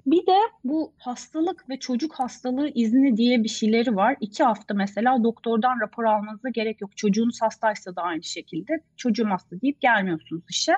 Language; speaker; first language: Turkish; native; Turkish